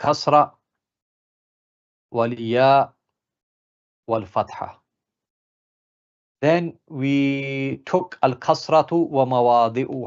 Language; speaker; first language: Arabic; non-native, fluent; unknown